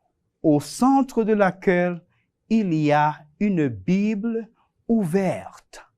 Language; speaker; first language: French; non-native, fluent; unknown